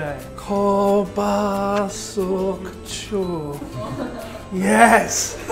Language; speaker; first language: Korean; non-native, fluent; English